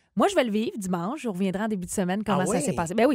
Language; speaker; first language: French; native; French